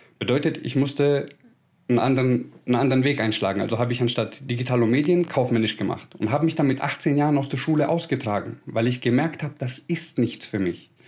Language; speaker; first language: German; early bilingual, other home language; Croatian